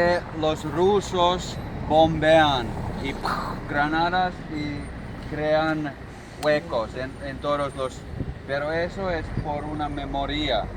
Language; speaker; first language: Spanish; non-native, learner; Finnish